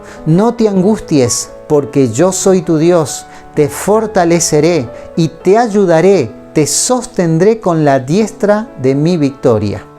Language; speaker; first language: Spanish; native; Spanish